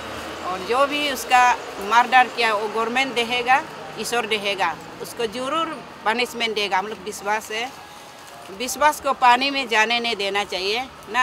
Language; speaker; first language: Hindi; non-native, local second language; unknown